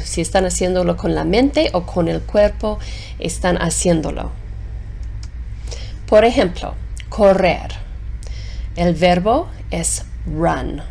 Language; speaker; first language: Spanish; non-native, fluent; English